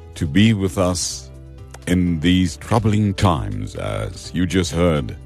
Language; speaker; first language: English; non-native, local second language; Afrikaans